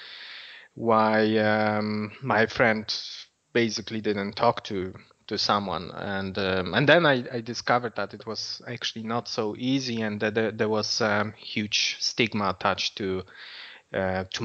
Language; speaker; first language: English; non-native, fluent; Polish